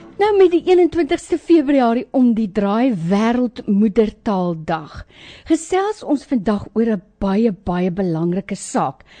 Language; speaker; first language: Afrikaans; native; Afrikaans